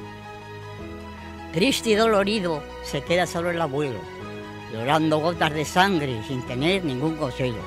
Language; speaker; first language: Spanish; native; Spanish